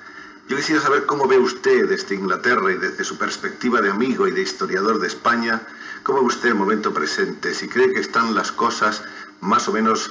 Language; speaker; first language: Spanish; native; Spanish